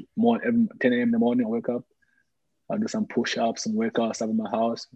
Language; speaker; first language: English; early bilingual, other home language; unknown